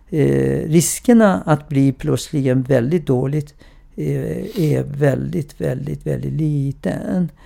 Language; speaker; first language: Swedish; non-native, fluent; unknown